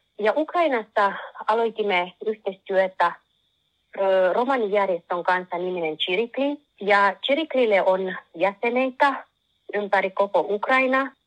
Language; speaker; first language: Finnish; non-native, learner; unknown